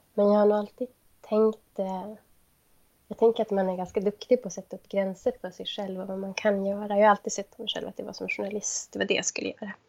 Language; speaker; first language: Swedish; native; Swedish